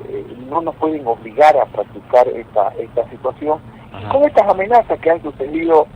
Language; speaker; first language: Spanish; native; Spanish